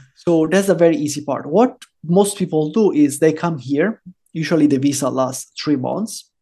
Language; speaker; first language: English; non-native, fluent; Italian